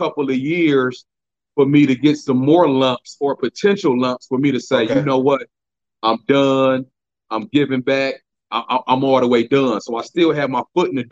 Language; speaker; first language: English; native; English